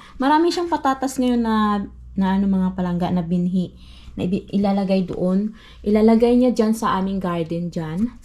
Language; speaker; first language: Filipino; non-native, local second language; Cebuano